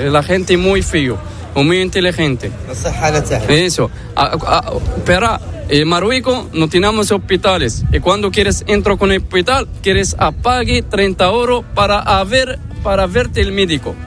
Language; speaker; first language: Spanish; non-native, learner; Arabic